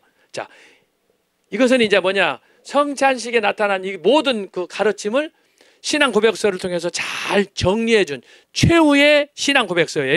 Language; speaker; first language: Korean; native; Korean